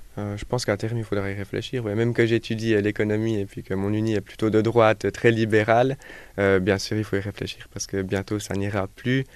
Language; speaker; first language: French; native; French